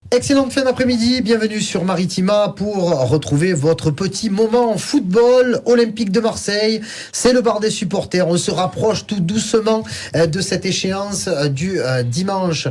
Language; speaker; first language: French; native; French